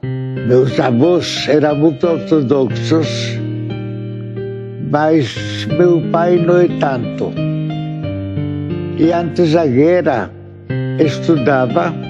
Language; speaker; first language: Portuguese; non-native, fluent; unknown